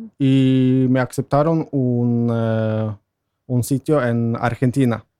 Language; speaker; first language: Spanish; non-native, fluent; Norwegian